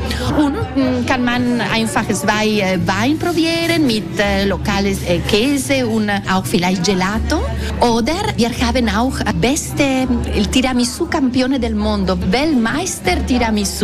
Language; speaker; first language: German; non-native, local second language; Italian